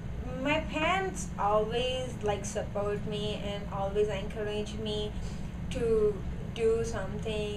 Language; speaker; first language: English; non-native, learner; Gujarati